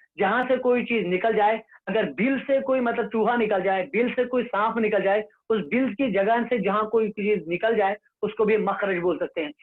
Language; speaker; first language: Urdu; non-native, local second language; Kashmiri